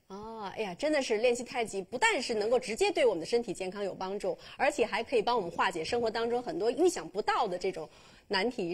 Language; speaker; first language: Chinese; native; Chinese